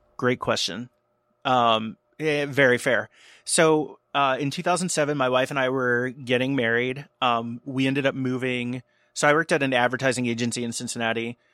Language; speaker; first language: English; native; English